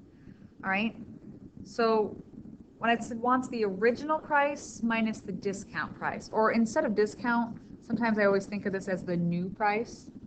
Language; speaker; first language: English; native; English